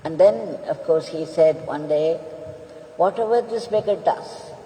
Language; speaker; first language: English; non-native, local second language; Tamil